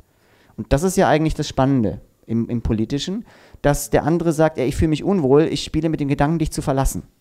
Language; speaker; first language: German; native; German